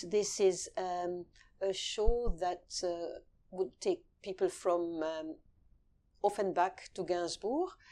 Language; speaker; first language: English; early bilingual, other home language; French